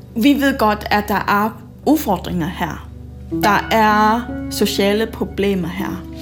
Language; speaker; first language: Danish; non-native, fluent; Malay